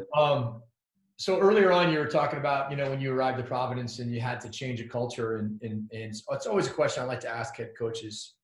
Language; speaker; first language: English; native; English